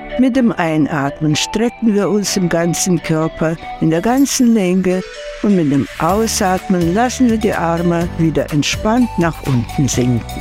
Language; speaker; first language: German; non-native, fluent; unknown